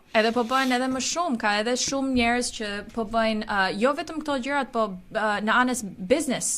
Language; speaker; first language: Albanian; early bilingual, heritage; Albanian